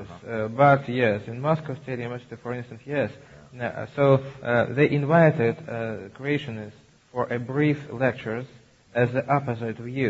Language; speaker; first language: English; non-native, learner; Russian